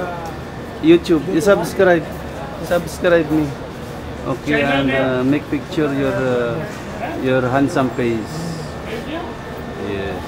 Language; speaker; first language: English; non-native, learner; Filipino